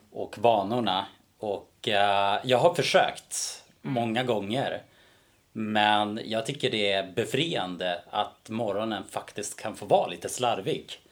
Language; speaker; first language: Swedish; early bilingual, other home language; Bosnian